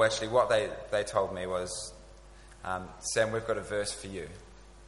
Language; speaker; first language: English; native; English